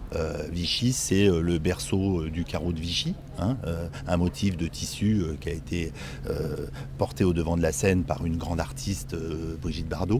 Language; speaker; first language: French; native; French